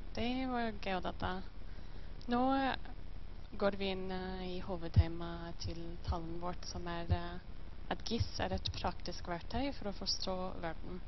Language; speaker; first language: Norwegian; non-native, learner; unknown